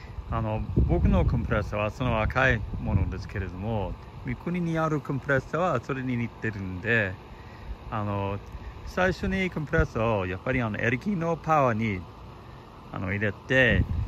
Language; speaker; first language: Japanese; non-native, fluent; English